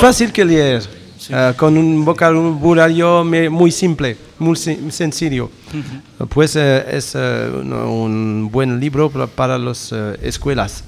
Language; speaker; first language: Spanish; non-native, learner; French